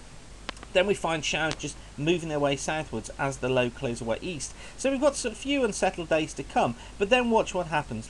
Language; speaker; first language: English; native; English